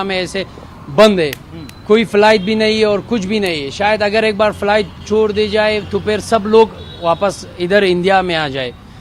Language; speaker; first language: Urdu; non-native, learner; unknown